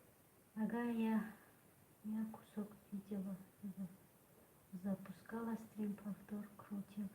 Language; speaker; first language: Russian; non-native, learner; Tajik